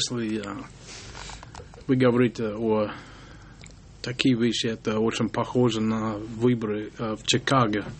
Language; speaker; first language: Russian; non-native, learner; English